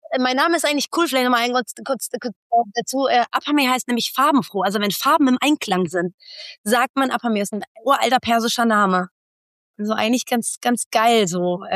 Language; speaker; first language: German; early bilingual, other home language; Persian